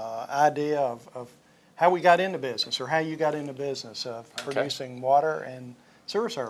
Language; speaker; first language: English; native; English